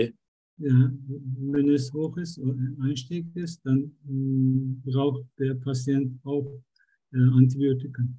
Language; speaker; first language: German; non-native, learner; Turkish